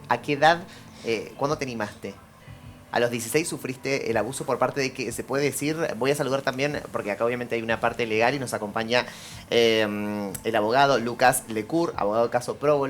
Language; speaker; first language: Spanish; native; Spanish